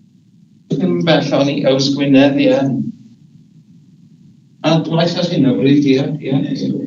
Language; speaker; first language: Welsh; native; Welsh